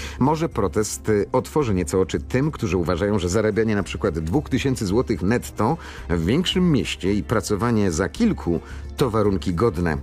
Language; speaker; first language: Polish; native; Polish